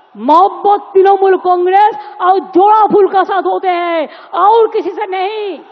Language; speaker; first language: Hindi; non-native, local second language; Bangla